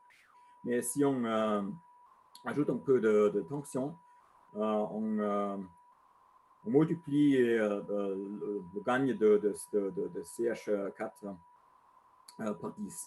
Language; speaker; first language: French; non-native, learner; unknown